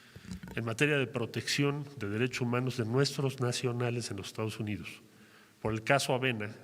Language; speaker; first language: Spanish; native; Spanish